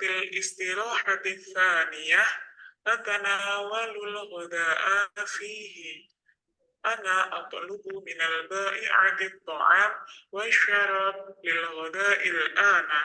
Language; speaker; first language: Arabic; non-native, learner; Indonesian